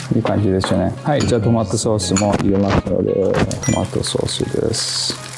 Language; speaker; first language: Japanese; non-native, fluent; English